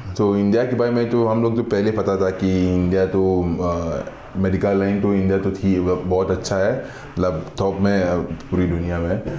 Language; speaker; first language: Hindi; non-native, fluent; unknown